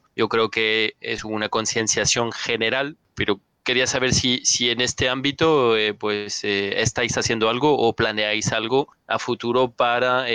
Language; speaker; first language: Spanish; non-native, fluent; French